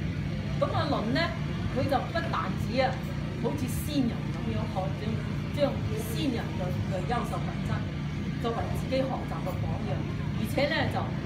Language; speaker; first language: Cantonese; native; Cantonese